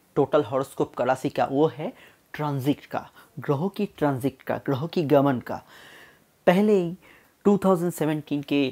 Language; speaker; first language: Hindi; non-native, local second language; Bangla